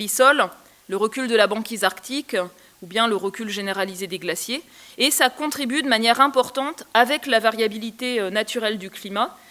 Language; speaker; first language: French; native; French